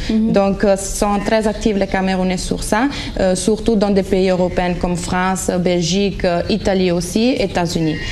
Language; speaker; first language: French; non-native, fluent; Italian